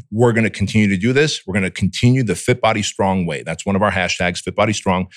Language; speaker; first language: English; early bilingual, other home language; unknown